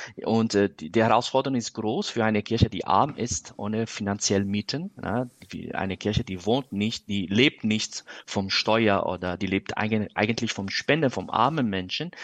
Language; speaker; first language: German; non-native, fluent; Portuguese